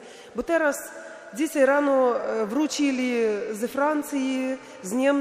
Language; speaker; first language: Polish; non-native, learner; Ukrainian